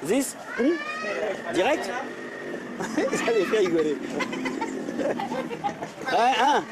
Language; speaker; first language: French; native; French